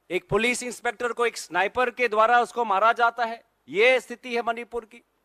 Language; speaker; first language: Hindi; non-native, local second language; Assamese